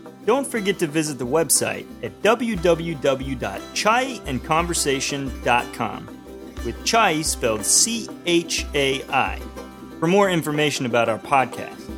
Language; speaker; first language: English; native; English